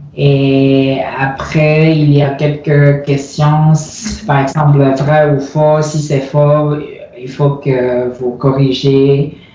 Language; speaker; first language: French; non-native, learner; Chinese